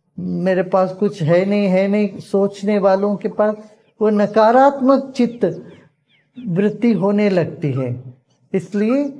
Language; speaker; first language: Hindi; non-native, local second language; Tamil